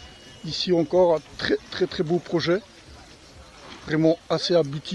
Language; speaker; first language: French; native; French